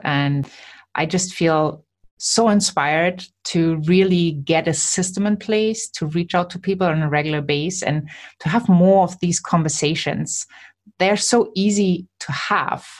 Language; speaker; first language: English; non-native, fluent; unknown